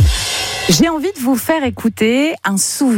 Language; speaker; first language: French; native; French